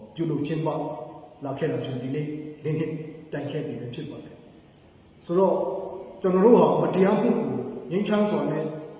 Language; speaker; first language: Burmese; non-native, local second language; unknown